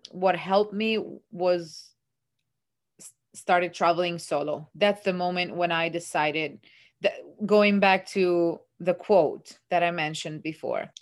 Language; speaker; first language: English; non-native, fluent; Italian